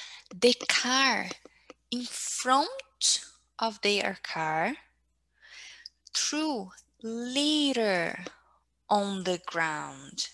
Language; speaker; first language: English; non-native, fluent; Portuguese